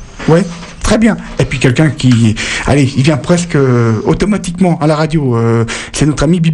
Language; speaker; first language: French; native; French